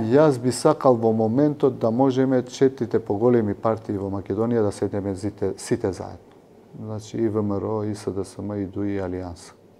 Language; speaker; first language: Macedonian; non-native, local second language; Albanian